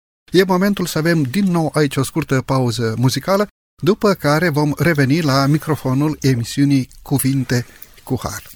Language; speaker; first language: Romanian; native; Romanian